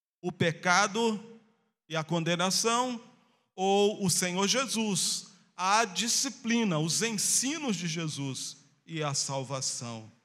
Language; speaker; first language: Portuguese; native; Portuguese